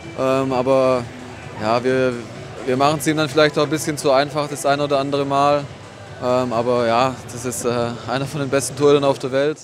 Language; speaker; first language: German; native; German